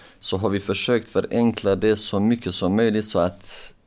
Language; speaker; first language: Swedish; non-native, local second language; Bosnian